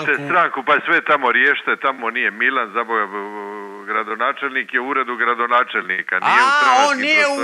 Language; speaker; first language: Croatian; native; Croatian